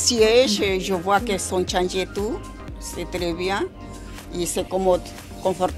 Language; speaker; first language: French; non-native, learner; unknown